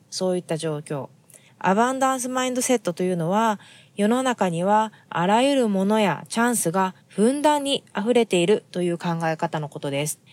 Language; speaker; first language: Japanese; native; Japanese